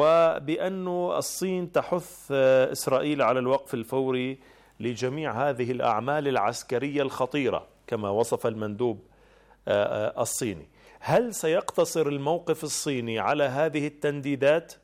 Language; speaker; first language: Arabic; native; Arabic